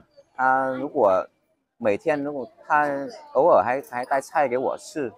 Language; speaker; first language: Chinese; non-native, fluent; Vietnamese